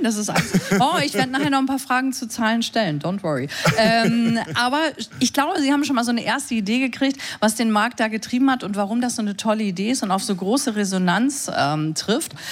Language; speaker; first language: German; native; German